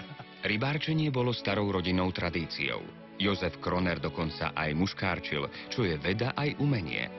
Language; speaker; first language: Slovak; native; Slovak